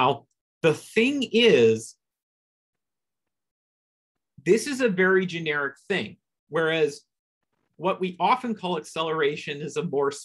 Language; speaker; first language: English; native; English